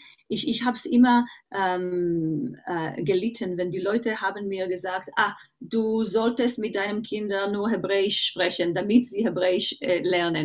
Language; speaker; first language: German; non-native, fluent; Hebrew